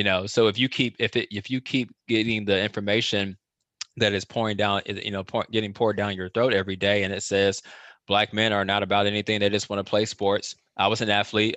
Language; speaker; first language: English; native; English